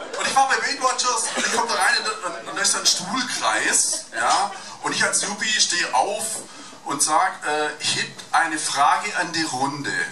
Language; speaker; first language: German; native; German